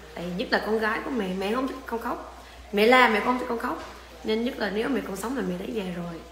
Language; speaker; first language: Vietnamese; early bilingual, heritage; Vietnamese